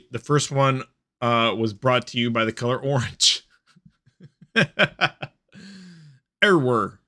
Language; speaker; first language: English; native; English